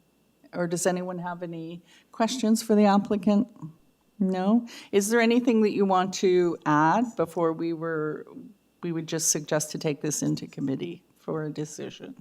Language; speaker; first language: English; native; English